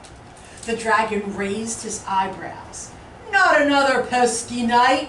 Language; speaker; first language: English; native; English